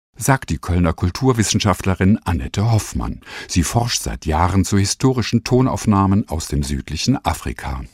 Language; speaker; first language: German; native; German